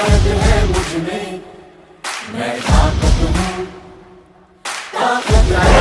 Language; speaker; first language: Hindi; non-native, local second language; Telugu